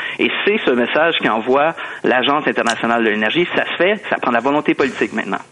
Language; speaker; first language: French; native; French